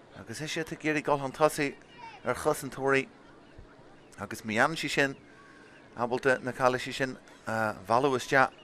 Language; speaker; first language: Irish; native; Irish